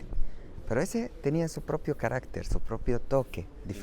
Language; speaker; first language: Spanish; non-native, fluent; Arabic